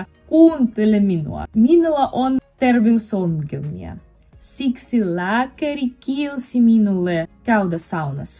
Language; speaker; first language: Finnish; non-native, learner; Russian